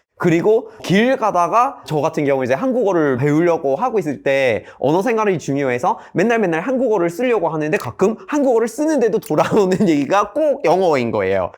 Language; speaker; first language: Korean; non-native, fluent; English